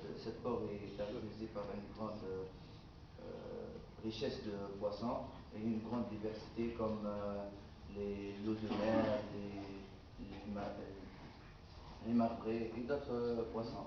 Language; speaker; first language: French; non-native, local second language; Arabic